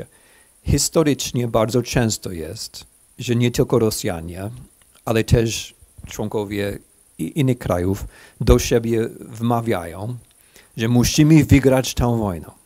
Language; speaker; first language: Polish; non-native, fluent; English